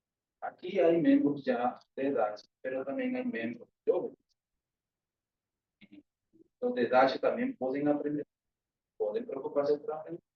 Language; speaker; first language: Portuguese; non-native, learner; Spanish